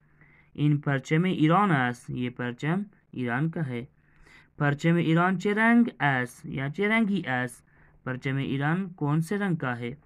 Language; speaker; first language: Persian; non-native, fluent; Urdu